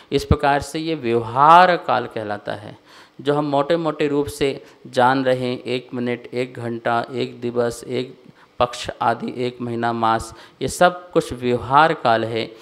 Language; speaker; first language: Hindi; native; Hindi